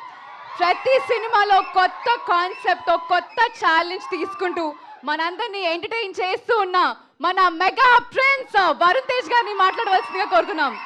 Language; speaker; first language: Telugu; native; Telugu